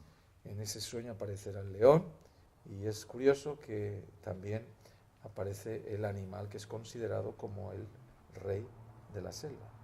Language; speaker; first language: Spanish; native; Spanish